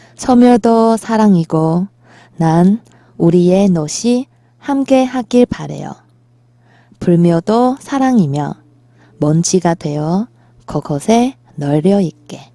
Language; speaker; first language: Korean; non-native, fluent; Chinese